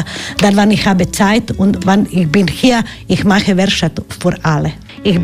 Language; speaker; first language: German; non-native, learner; Croatian